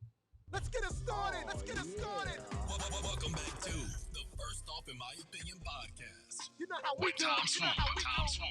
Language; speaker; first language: English; native; English